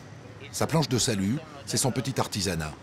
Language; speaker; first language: French; native; French